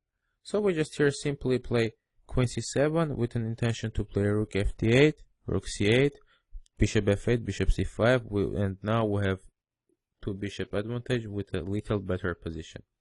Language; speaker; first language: English; non-native, fluent; Russian